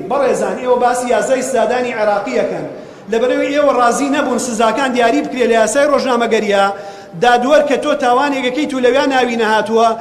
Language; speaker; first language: Central Kurdish; native; Central Kurdish